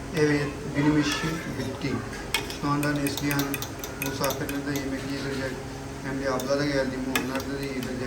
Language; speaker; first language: Turkish; non-native, learner; Urdu